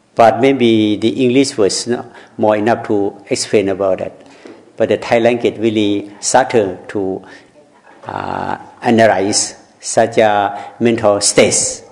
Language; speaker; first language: English; non-native, learner; Thai